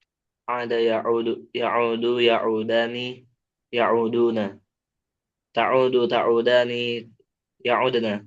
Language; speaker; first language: Arabic; non-native, learner; Indonesian